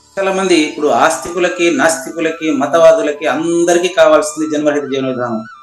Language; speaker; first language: Telugu; non-native, local second language; Tamil